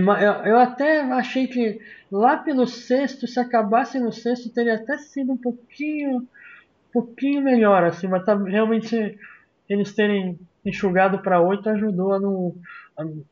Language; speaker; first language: Portuguese; native; Portuguese